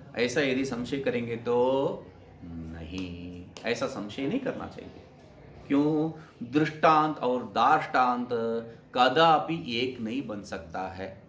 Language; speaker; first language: Hindi; non-native, local second language; Kannada